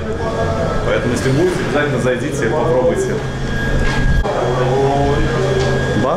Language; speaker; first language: Russian; native; Russian